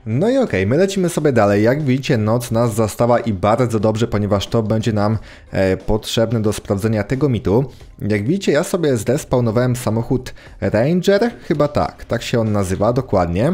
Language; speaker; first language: Polish; native; Polish